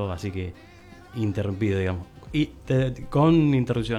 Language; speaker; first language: Spanish; native; Spanish